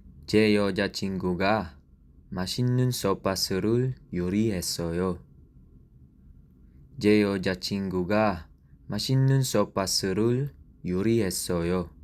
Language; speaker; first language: Korean; non-native, learner; Filipino